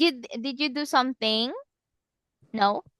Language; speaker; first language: English; non-native, local second language; Filipino